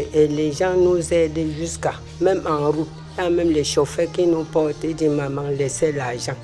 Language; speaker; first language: French; non-native, local second language; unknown